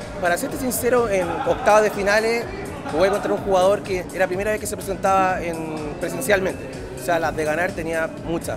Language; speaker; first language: Spanish; native; Spanish